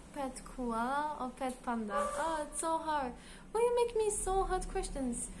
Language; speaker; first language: English; non-native, learner; Hebrew